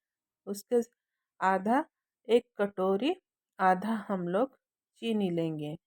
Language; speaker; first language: Hindi; non-native, local second language; Odia